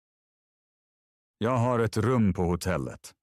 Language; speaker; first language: Swedish; non-native, fluent; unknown